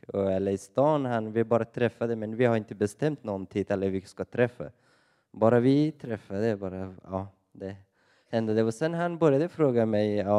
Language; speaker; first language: Swedish; non-native, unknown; Persian